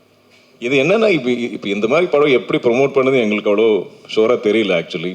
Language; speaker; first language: Tamil; non-native, local second language; Malayalam